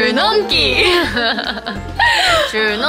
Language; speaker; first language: Korean; non-native, fluent; Japanese